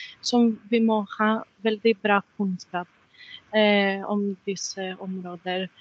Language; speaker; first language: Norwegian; non-native, fluent; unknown